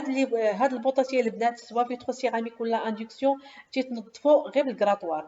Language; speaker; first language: Arabic; native; Arabic